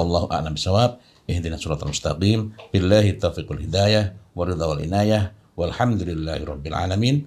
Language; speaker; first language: Indonesian; native; Indonesian